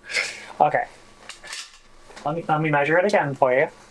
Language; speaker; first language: English; native; English